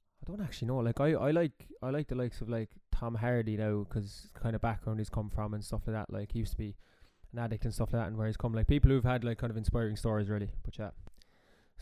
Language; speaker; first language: English; native; English